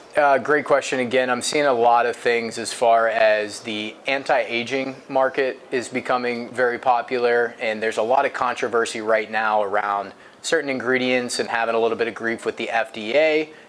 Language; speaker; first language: English; native; English